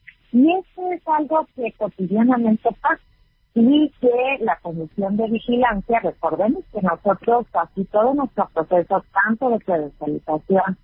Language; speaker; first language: Spanish; native; Spanish